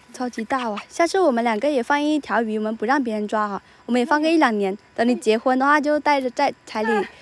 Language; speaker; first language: Chinese; non-native, local second language; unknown